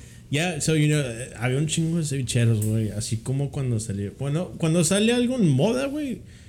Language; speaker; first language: Spanish; early bilingual, heritage; Spanish